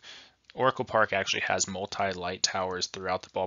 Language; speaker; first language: English; native; English